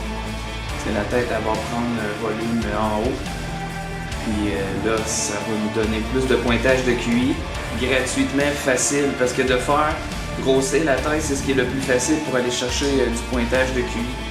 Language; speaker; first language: French; native; French